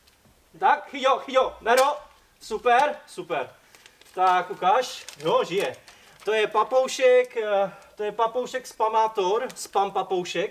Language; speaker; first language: Czech; native; Czech